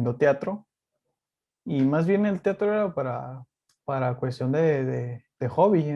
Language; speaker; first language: Spanish; native; Spanish